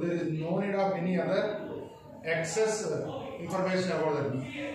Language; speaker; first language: English; non-native, local second language; Telugu